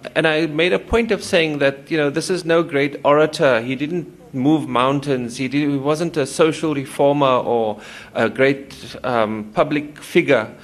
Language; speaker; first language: English; native; English